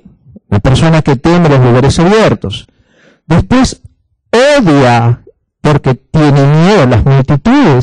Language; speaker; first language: Spanish; native; Spanish